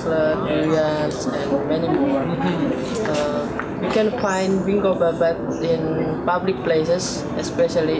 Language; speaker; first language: English; non-native, learner; Indonesian